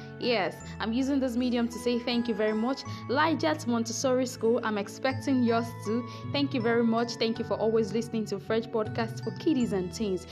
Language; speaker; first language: English; non-native, local second language; Yoruba